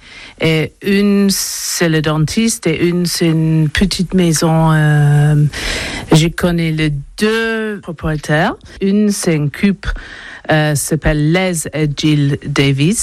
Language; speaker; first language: French; non-native, learner; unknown